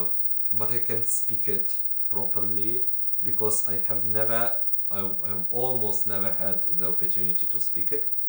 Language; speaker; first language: English; non-native, fluent; Ukrainian